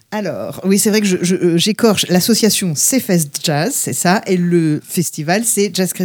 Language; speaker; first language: French; native; French